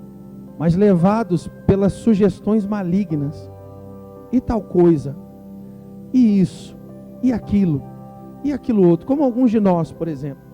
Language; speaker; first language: Portuguese; native; Portuguese